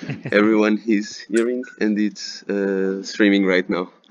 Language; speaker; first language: English; non-native, fluent; Portuguese